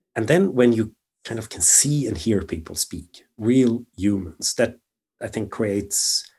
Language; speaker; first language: English; non-native, fluent; Swedish